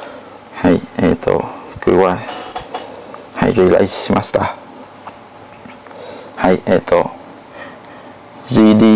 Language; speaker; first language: Japanese; non-native, learner; Thai